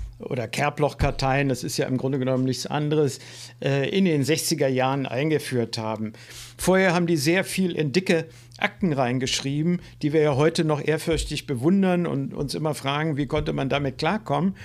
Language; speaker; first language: German; native; German